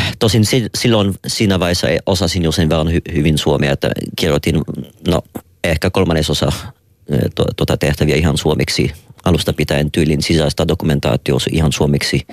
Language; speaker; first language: Finnish; non-native, fluent; French